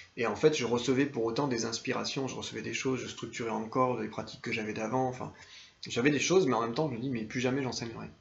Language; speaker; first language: French; native; French